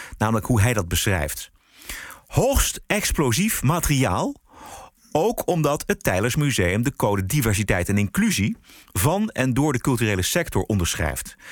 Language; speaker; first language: Dutch; native; Dutch